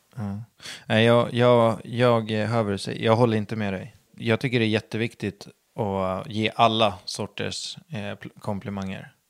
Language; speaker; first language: Swedish; native; Swedish